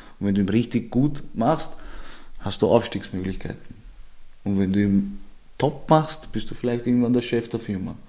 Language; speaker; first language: German; early bilingual, other home language; Georgian